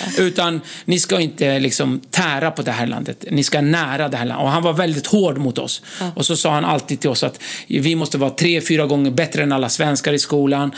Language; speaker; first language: Swedish; early bilingual, other home language; Kurdish